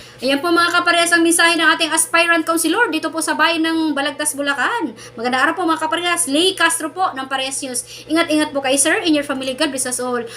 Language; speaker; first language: Filipino; native; Filipino